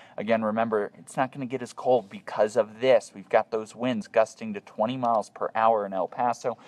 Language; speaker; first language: English; native; English